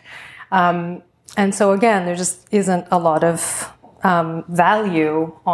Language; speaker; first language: English; native; English